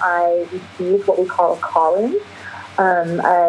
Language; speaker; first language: English; native; English